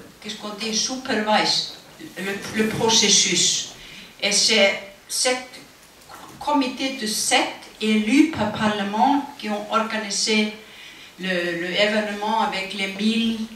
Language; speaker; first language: French; non-native, learner; Icelandic